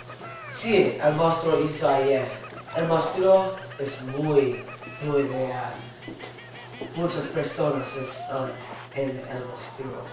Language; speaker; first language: Spanish; non-native, learner; English